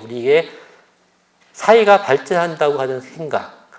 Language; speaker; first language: Korean; native; Korean